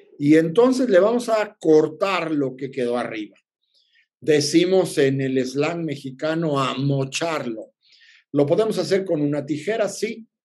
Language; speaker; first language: Spanish; native; Spanish